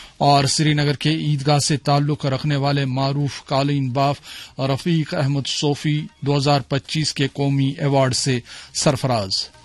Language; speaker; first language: Urdu; non-native, local second language; Kashmiri